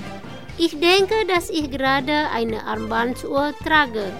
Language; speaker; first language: German; non-native, fluent; Indonesian